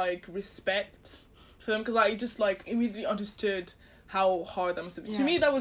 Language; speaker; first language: English; non-native, local second language; Yoruba